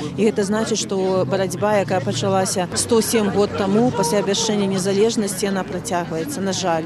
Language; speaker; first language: Belarusian; native; Belarusian